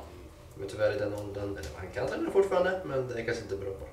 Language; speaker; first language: Swedish; native; Swedish